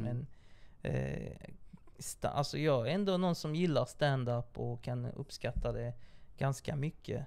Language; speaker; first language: Swedish; native; Swedish